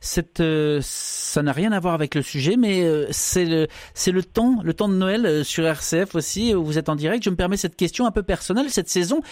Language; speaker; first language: French; native; French